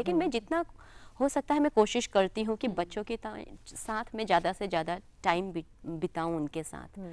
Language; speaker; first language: Hindi; non-native, local second language; Assamese